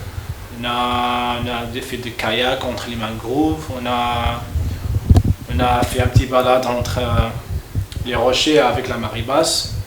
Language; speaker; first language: French; non-native, learner; Malagasy